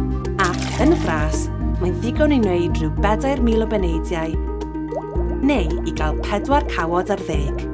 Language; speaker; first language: Welsh; native; Welsh